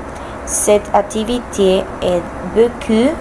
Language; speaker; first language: French; non-native, learner; Spanish